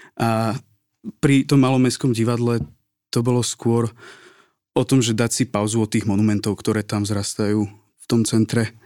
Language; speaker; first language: Slovak; native; Slovak